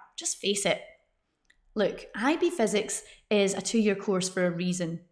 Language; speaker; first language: English; native; English